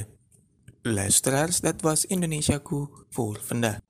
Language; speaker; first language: Dutch; non-native, fluent; Indonesian